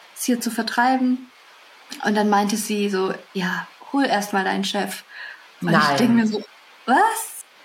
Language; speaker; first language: German; early bilingual, other home language; Russian